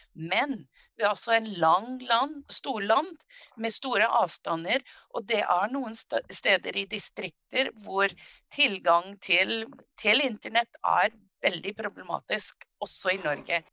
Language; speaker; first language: Norwegian; non-native, fluent; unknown